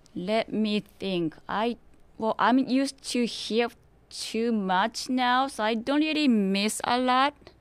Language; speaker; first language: English; non-native, learner; Japanese